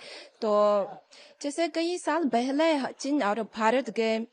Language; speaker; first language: Hindi; non-native, fluent; Chinese